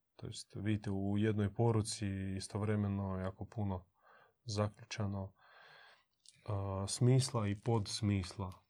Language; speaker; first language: Croatian; native; Croatian